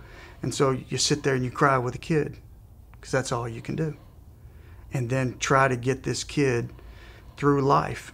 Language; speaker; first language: English; native; English